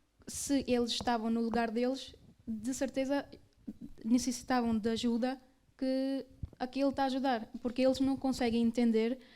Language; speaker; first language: Portuguese; early bilingual, other home language; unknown